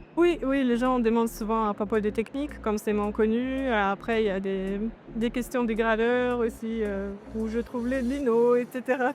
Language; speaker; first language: French; non-native, fluent; Romanian